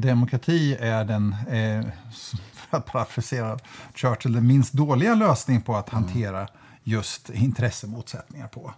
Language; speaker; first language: Swedish; native; Swedish